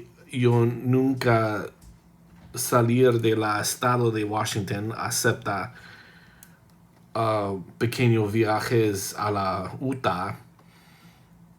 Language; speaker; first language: Spanish; non-native, learner; English